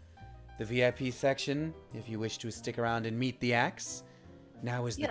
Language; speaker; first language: English; native; English